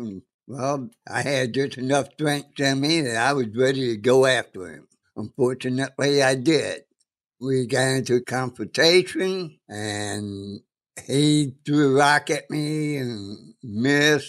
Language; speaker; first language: English; native; English